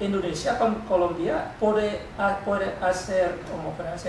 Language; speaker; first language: Spanish; non-native, learner; Indonesian